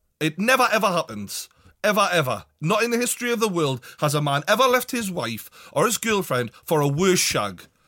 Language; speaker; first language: English; native; English